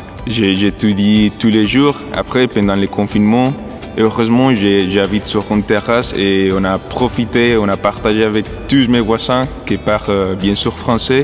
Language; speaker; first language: French; non-native, fluent; Spanish